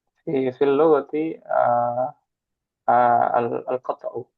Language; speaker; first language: Arabic; non-native, learner; Indonesian